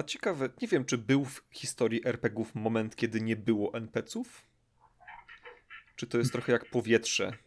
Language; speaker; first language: Polish; native; Polish